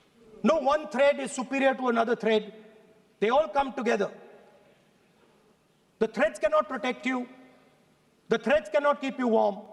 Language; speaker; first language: English; non-native, local second language; Hindi